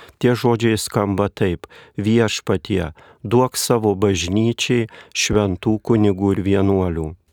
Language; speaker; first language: Lithuanian; native; Lithuanian